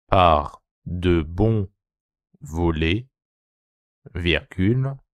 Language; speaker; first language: French; non-native, fluent; Japanese